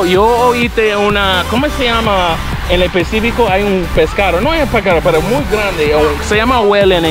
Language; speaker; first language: Spanish; non-native, learner; English